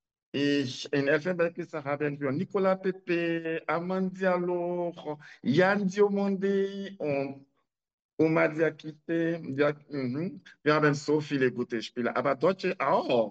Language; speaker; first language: German; non-native, learner; French